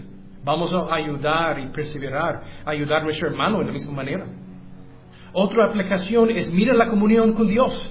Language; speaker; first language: Spanish; non-native, learner; English